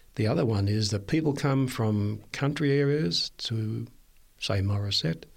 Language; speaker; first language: English; native; English